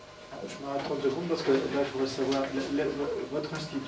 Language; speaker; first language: French; non-native, fluent; Portuguese